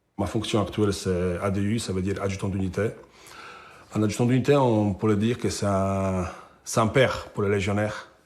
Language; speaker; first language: French; non-native, fluent; Polish